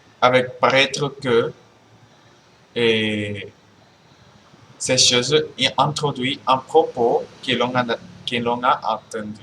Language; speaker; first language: French; non-native, learner; Spanish